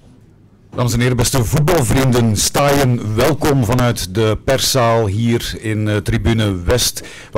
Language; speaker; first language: Dutch; native; Dutch